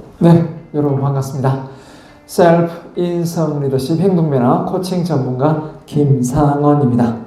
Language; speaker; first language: Korean; native; Korean